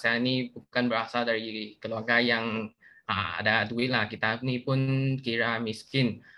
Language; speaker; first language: Malay; non-native, local second language; Chinese